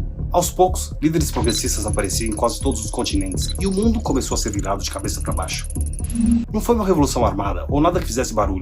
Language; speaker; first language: Portuguese; native; Portuguese